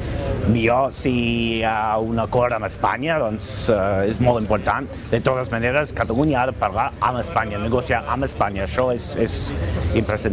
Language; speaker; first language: Catalan; non-native, learner; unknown